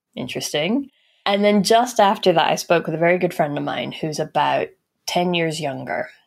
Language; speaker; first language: English; native; English